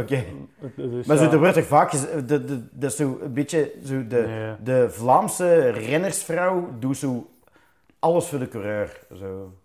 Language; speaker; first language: Dutch; native; Dutch